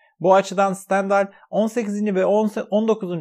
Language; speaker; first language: Turkish; native; Turkish